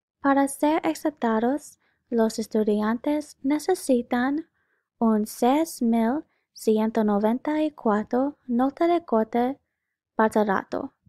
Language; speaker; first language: Spanish; non-native, learner; English